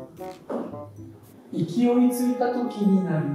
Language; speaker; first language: Japanese; early bilingual, other home language; Russian